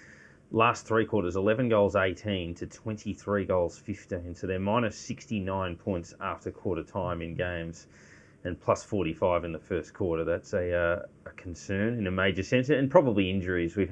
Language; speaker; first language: English; native; English